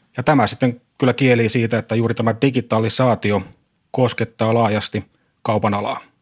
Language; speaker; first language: Finnish; native; Finnish